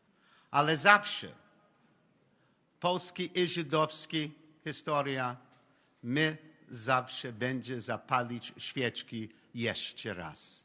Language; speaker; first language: Polish; non-native, learner; English